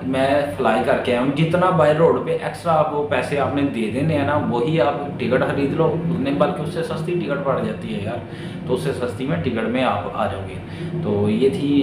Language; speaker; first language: Urdu; non-native, local second language; Punjabi